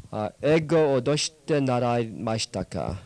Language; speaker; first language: Japanese; early bilingual, heritage; English